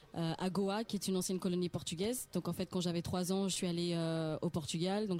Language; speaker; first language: French; non-native, fluent; Spanish